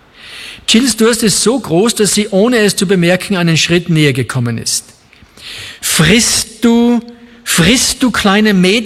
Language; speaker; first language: German; native; German